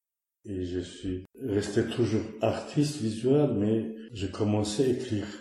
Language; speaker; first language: French; non-native, learner; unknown